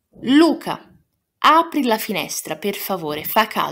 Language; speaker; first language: Italian; non-native, fluent; Portuguese